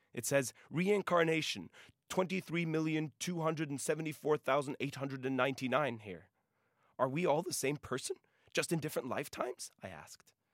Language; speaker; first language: English; non-native, local second language; Norwegian